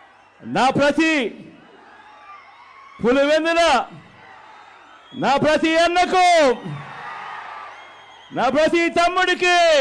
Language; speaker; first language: Telugu; native; Telugu